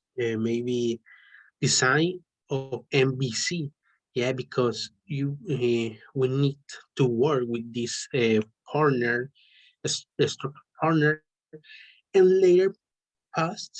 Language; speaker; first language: English; non-native, learner; Spanish